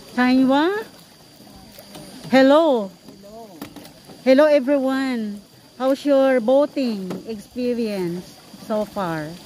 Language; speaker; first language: English; non-native, local second language; Filipino